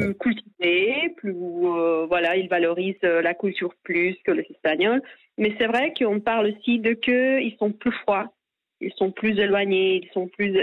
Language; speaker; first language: French; non-native, fluent; Spanish